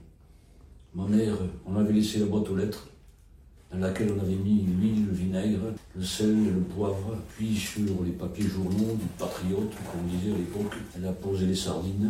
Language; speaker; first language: French; native; French